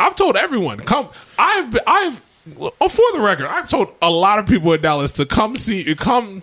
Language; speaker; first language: English; native; English